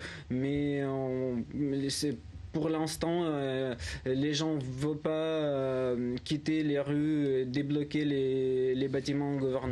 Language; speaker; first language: French; non-native, learner; Ukrainian